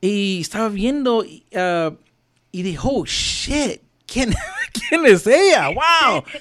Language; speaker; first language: Spanish; early bilingual, heritage; Spanish